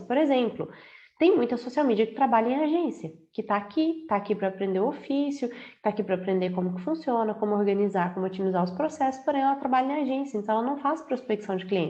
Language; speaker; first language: Portuguese; native; Portuguese